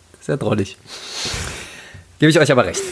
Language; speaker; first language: German; native; German